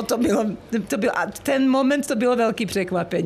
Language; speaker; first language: Czech; early bilingual, heritage; Czech